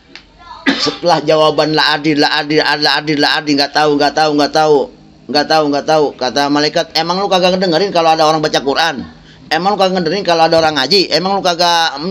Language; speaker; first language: Indonesian; native; Indonesian